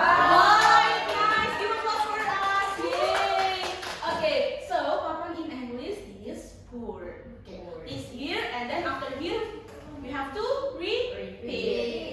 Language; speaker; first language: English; non-native, learner; Indonesian